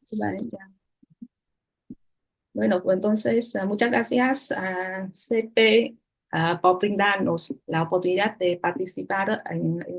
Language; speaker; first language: Spanish; non-native, fluent; Vietnamese